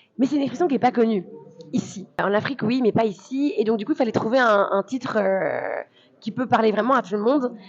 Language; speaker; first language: French; early bilingual, other home language; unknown